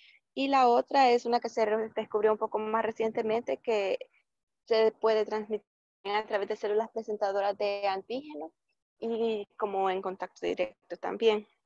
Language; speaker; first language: Spanish; native; Spanish